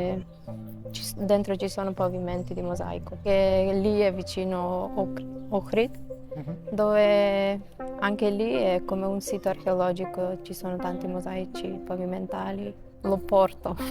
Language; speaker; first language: Italian; non-native, fluent; Macedonian